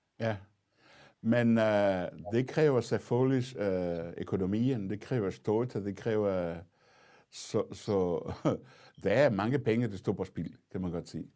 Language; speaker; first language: Danish; non-native, fluent; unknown